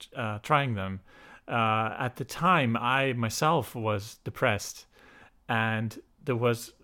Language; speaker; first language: English; non-native, fluent; Dutch